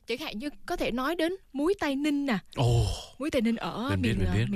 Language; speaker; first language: Vietnamese; native; Vietnamese